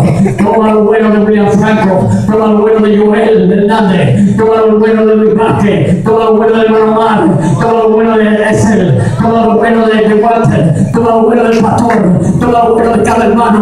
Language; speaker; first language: Spanish; native; Spanish